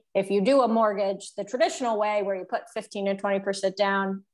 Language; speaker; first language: English; native; English